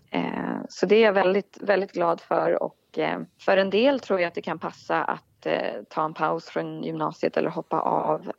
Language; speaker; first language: Swedish; native; Swedish